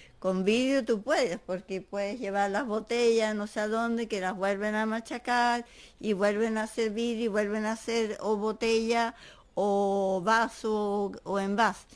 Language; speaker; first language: Spanish; non-native, fluent; French